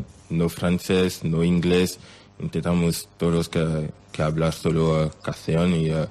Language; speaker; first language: Spanish; non-native, learner; French